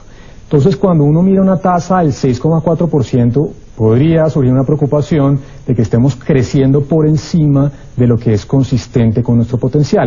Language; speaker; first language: Spanish; native; Spanish